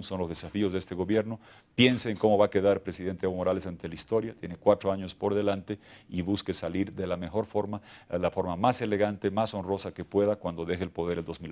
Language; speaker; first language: Spanish; native; Spanish